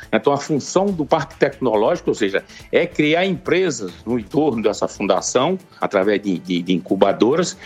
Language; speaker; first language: Portuguese; native; Portuguese